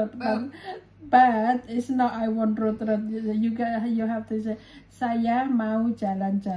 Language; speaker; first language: English; non-native, fluent; Indonesian